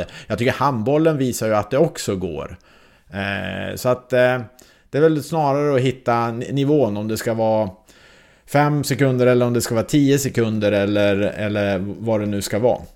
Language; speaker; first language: Swedish; native; Swedish